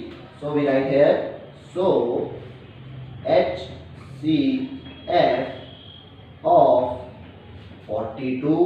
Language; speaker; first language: English; non-native, local second language; Hindi